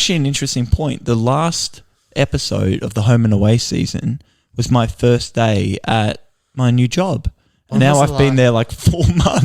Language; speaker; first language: English; native; English